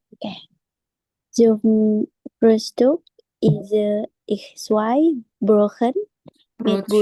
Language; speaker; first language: German; non-native, learner; Indonesian